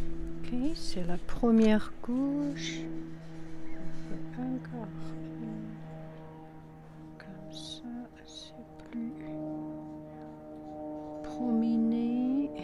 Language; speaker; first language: French; non-native, fluent; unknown